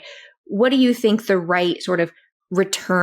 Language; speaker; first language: English; native; English